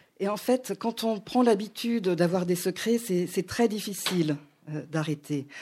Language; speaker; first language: French; native; French